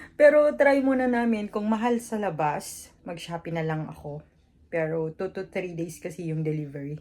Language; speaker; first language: Filipino; non-native, local second language; Iloko